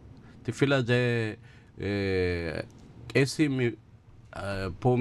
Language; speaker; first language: Hebrew; non-native, learner; Amharic